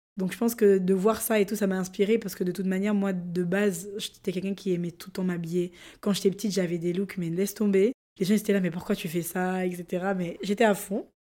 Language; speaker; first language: French; non-native, local second language; Lingala